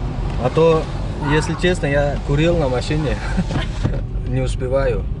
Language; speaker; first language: Russian; non-native, local second language; Uzbek